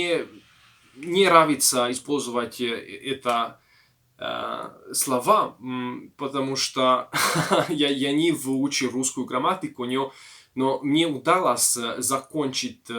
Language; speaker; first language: Russian; non-native, learner; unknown